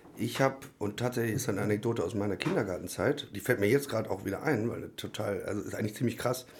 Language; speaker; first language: German; native; German